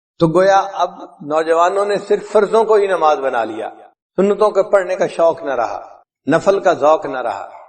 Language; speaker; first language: Urdu; non-native, local second language; Punjabi